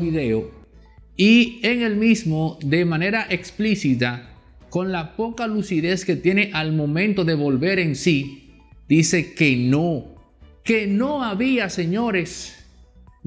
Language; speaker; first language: Spanish; native; Spanish